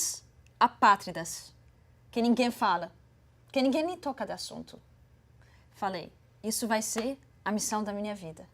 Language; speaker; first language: Portuguese; non-native, fluent; Arabic